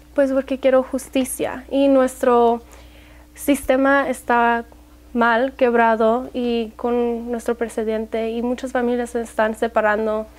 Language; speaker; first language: Spanish; early bilingual, heritage; Spanish